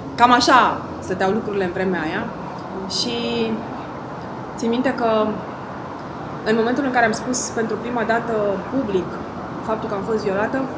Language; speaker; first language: Romanian; native; Romanian